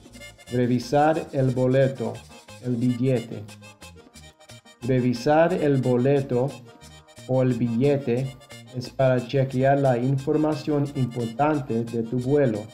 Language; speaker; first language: Spanish; non-native, fluent; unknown